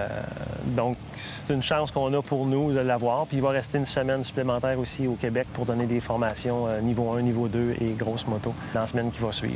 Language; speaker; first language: French; native; French